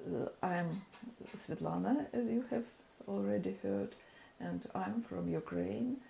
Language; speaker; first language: English; non-native, fluent; Ukrainian